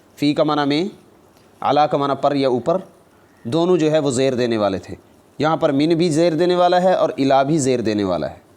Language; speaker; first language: Urdu; non-native, local second language; Punjabi